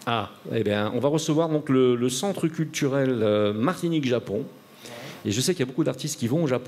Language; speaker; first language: French; native; French